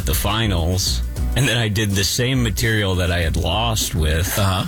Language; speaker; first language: English; native; English